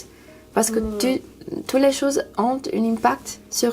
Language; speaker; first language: French; non-native, learner; English